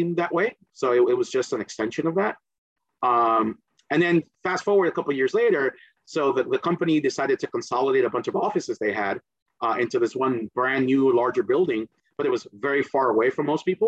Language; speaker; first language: English; early bilingual, other home language; Spanish